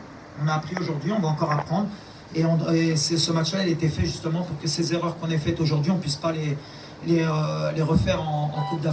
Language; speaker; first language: French; native; French